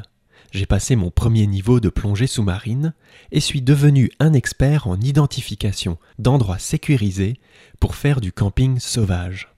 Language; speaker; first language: French; native; French